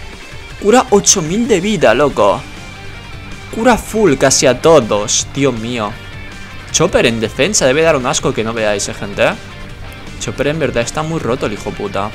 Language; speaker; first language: Spanish; native; Spanish